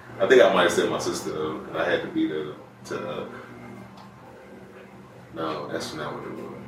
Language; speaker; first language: English; native; English